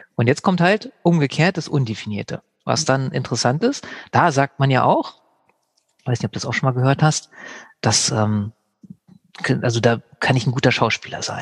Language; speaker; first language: German; native; German